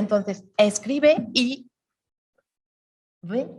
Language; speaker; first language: Spanish; non-native, learner; French